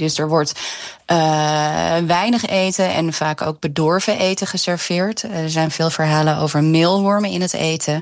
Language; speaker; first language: Dutch; native; Dutch